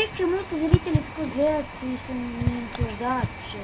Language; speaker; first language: Bulgarian; native; Bulgarian